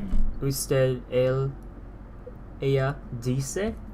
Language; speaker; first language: Spanish; non-native, learner; English